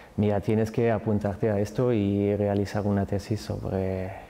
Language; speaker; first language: Spanish; non-native, fluent; German